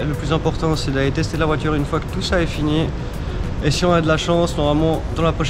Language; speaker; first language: French; native; French